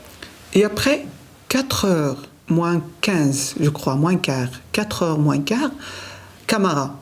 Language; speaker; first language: French; non-native, learner; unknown